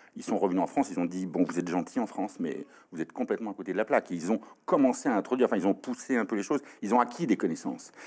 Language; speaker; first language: French; native; French